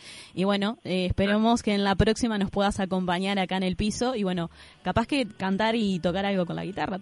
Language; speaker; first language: Spanish; native; Spanish